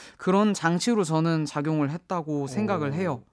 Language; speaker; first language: Korean; native; Korean